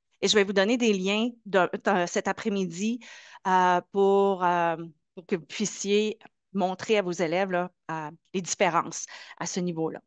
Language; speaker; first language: French; native; French